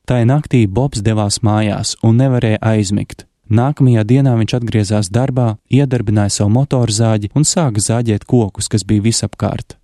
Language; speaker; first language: Latvian; native; Latvian